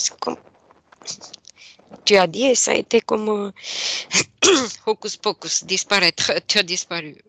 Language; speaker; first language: French; non-native, fluent; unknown